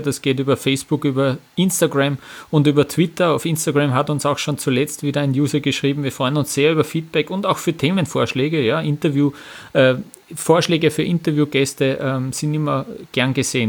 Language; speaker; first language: German; native; German